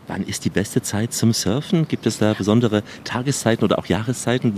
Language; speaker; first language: German; native; German